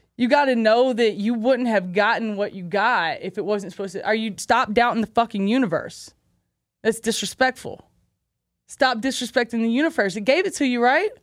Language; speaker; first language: English; native; English